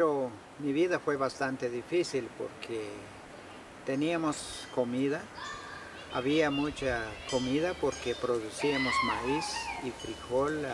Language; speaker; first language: Spanish; non-native, local second language; Kʼicheʼ